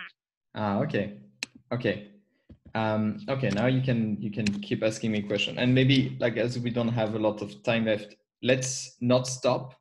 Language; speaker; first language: English; non-native, fluent; French